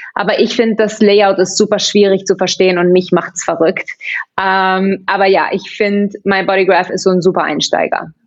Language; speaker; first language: German; early bilingual, heritage; German